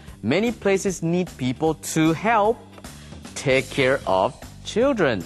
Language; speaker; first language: English; non-native, fluent; Chinese